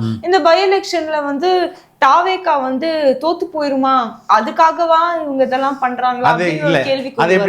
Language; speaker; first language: Tamil; native; Tamil